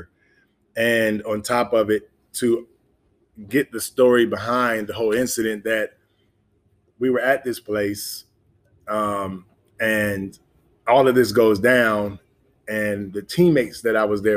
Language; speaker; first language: English; native; English